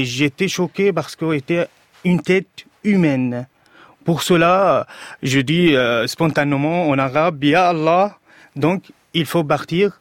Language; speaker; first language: French; non-native, fluent; Arabic